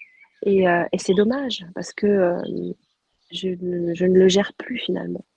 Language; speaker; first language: French; native; French